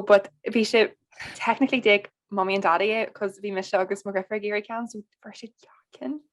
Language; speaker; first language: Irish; non-native, local second language; English